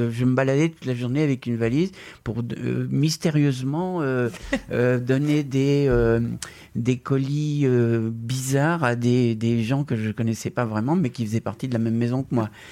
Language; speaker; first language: French; non-native, fluent; Spanish